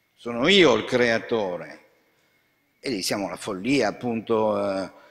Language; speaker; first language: Italian; native; Italian